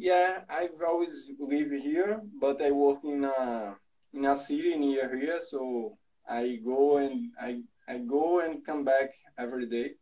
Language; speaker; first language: English; non-native, learner; Portuguese